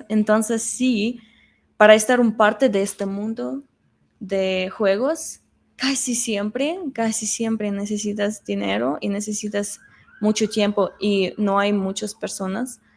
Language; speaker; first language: Spanish; non-native, fluent; Russian